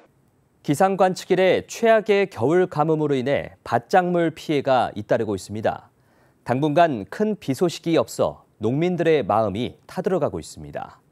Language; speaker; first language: Korean; native; Korean